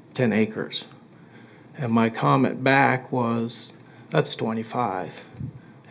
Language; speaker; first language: English; native; English